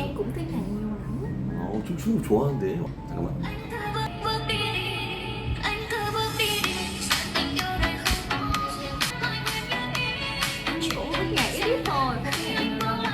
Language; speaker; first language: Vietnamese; non-native, learner; Korean